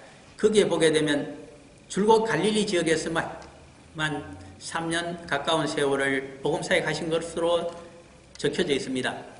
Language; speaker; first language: Korean; native; Korean